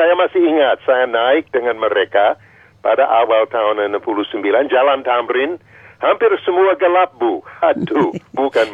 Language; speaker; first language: Indonesian; non-native, fluent; English